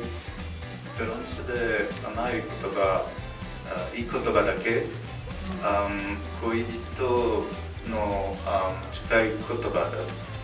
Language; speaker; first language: Japanese; non-native, learner; French